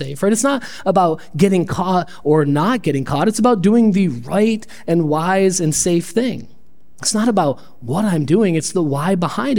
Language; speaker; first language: English; native; English